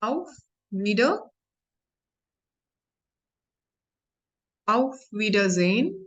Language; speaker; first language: German; non-native, learner; Hindi